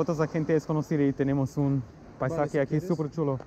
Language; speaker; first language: Spanish; non-native, local second language; English